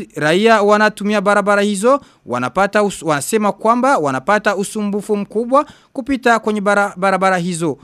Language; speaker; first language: Swahili; non-native, local second language; Rundi